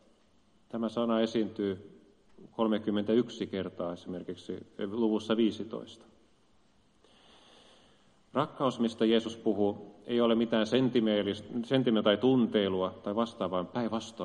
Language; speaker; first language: Finnish; native; Finnish